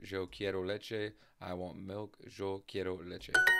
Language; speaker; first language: Spanish; non-native, learner; English